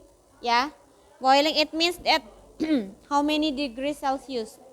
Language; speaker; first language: English; non-native, fluent; Indonesian